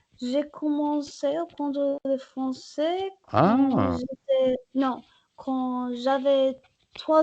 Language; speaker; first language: French; non-native, learner; English